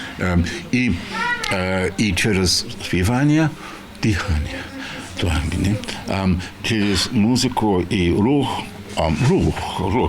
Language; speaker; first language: Ukrainian; non-native, learner; English